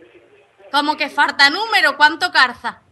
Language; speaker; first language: Spanish; native; Spanish